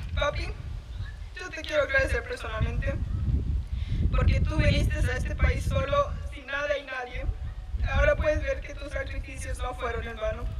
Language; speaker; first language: Spanish; early bilingual, heritage; Spanish